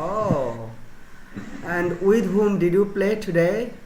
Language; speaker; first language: English; non-native, fluent; Bangla